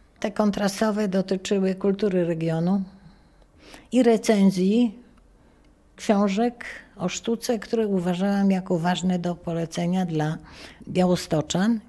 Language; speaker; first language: Polish; native; Polish